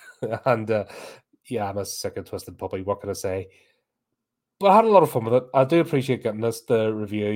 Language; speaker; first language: English; native; English